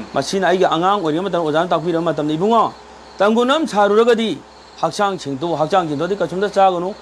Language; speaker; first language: Manipuri; native; Manipuri